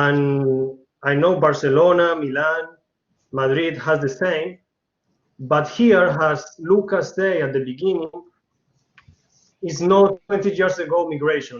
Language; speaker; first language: English; non-native, learner; Spanish